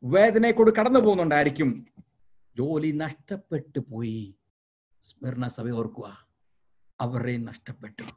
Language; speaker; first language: Malayalam; early bilingual, heritage; Malayalam